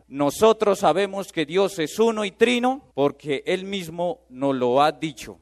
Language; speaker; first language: Spanish; native; Spanish